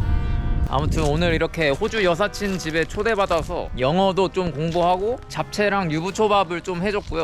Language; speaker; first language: Korean; native; Korean